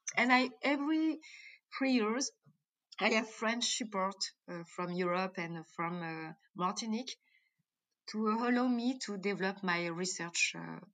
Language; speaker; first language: English; non-native, fluent; French